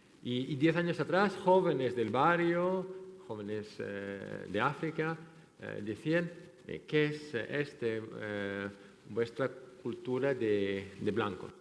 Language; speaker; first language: Spanish; non-native, fluent; French